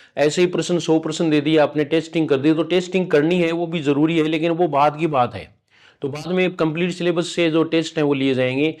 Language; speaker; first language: Hindi; native; Hindi